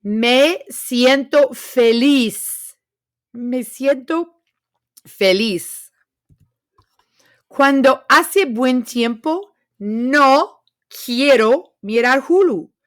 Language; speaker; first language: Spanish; non-native, fluent; English